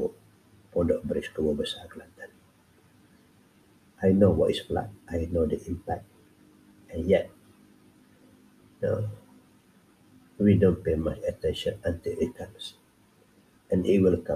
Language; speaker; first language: English; non-native, local second language; Pattani Malay